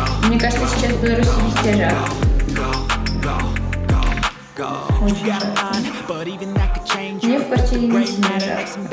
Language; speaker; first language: Russian; native; Russian